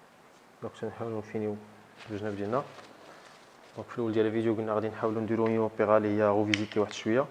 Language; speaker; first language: Arabic; native; Arabic